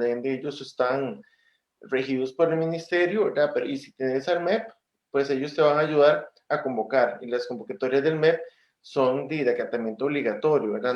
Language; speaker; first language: Spanish; native; Spanish